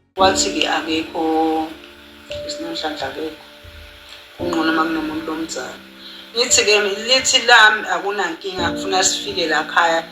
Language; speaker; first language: Zulu; non-native, local second language; Swati